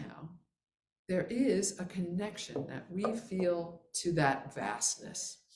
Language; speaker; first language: English; native; English